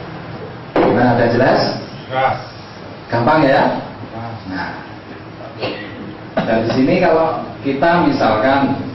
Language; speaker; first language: Indonesian; native; Indonesian